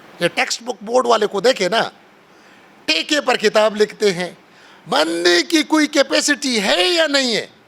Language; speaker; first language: Urdu; non-native, local second language; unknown